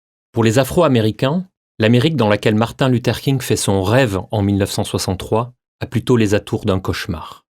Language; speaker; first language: French; native; French